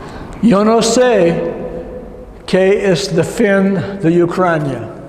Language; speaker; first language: Spanish; non-native, learner; English